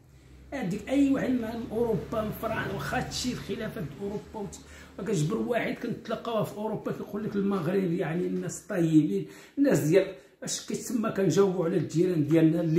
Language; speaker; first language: Arabic; native; Arabic